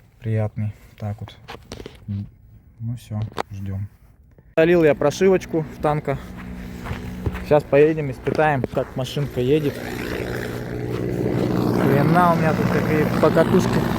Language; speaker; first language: Russian; native; Russian